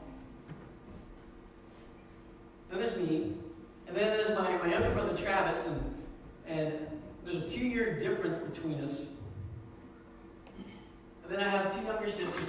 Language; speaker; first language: English; native; English